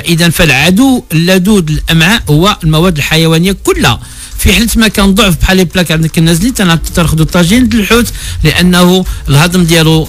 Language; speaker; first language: Arabic; native; Arabic